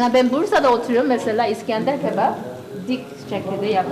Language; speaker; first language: Turkish; non-native, fluent; Korean